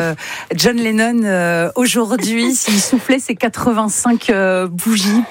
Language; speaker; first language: French; native; French